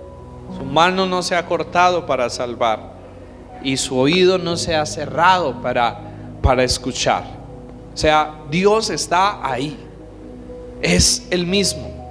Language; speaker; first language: Spanish; native; Spanish